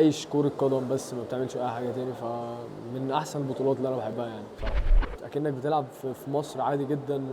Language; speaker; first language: Arabic; native; Arabic